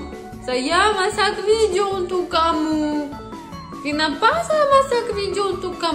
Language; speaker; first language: Indonesian; non-native, learner; Russian